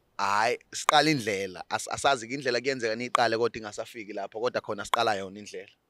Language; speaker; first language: Zulu; native; Zulu